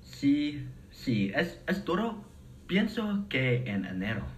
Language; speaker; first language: Spanish; non-native, learner; English